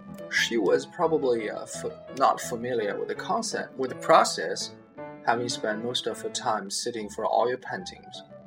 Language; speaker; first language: English; non-native, fluent; Chinese